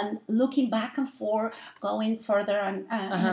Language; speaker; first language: English; non-native, fluent; Spanish